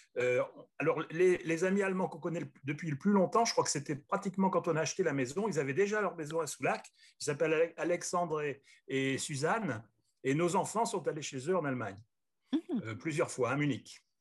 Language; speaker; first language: French; native; French